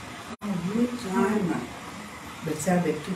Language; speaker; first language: French; native; French